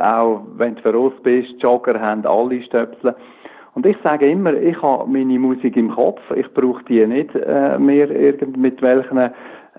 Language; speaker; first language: German; native; German